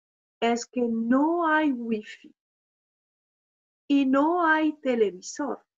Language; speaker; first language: Spanish; non-native, fluent; French